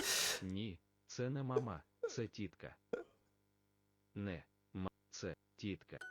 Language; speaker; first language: Ukrainian; non-native, learner; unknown